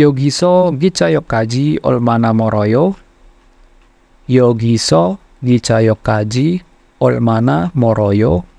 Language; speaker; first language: Korean; non-native, fluent; Indonesian